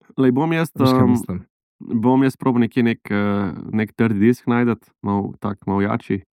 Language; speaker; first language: Slovenian; native; Slovenian